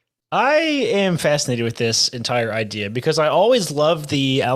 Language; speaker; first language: English; native; English